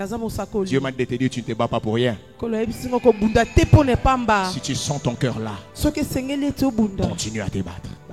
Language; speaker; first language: French; non-native, local second language; Lingala